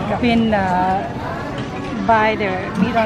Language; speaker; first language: English; non-native, fluent; Thai